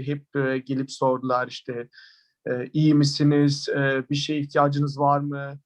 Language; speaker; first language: Turkish; early bilingual, heritage; Turkish